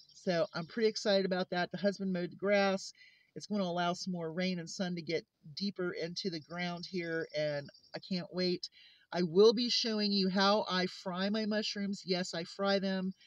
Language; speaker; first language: English; native; English